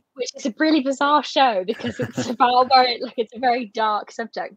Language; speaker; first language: English; native; English